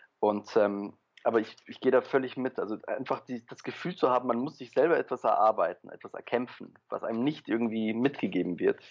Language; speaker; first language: German; early bilingual, other home language; Polish